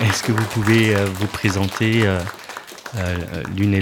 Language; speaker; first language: French; native; French